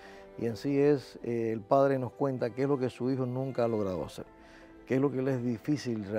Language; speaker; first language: Spanish; native; Spanish